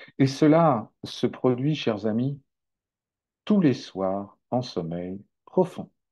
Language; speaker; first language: French; native; French